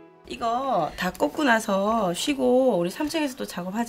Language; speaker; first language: Korean; native; Korean